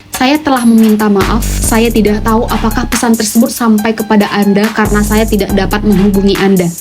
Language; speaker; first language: Indonesian; native; Indonesian